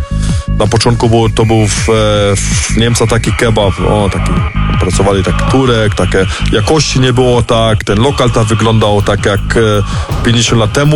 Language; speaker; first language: Polish; early bilingual, heritage; Polish